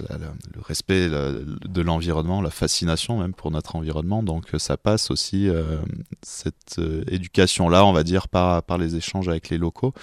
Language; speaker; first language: French; native; French